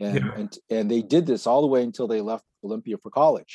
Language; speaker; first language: English; native; English